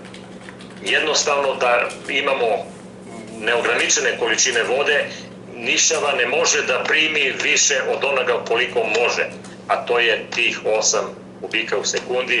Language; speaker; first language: Serbian; native; Serbian